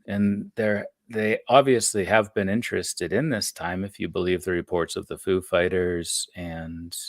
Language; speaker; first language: English; native; English